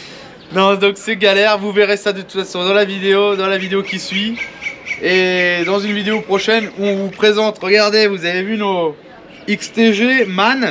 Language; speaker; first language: French; native; French